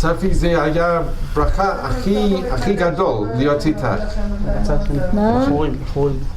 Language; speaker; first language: Hebrew; non-native, learner; English